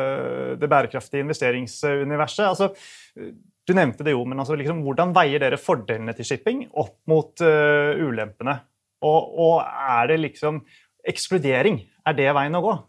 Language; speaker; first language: Norwegian; native; Norwegian